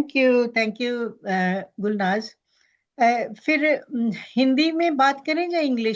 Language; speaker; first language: Hindi; non-native, local second language; Punjabi